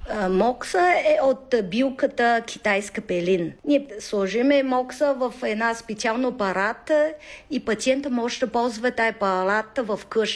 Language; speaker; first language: Bulgarian; non-native, learner; Chinese